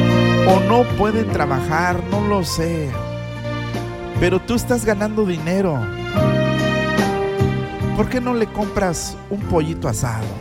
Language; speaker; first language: Spanish; native; Spanish